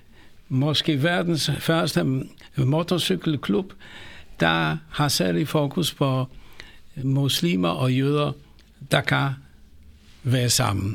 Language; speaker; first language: Danish; non-native, fluent; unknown